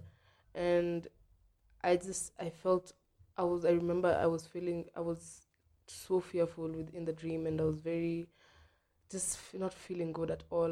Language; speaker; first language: English; non-native, local second language; Swahili